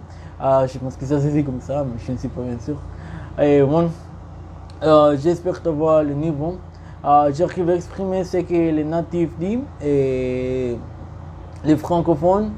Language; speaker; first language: French; non-native, learner; Spanish